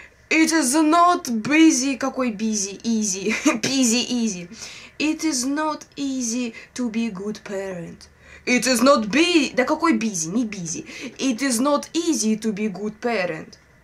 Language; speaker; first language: English; non-native, learner; Russian